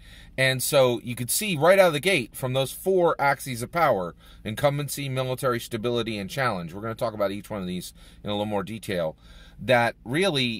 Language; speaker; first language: English; native; English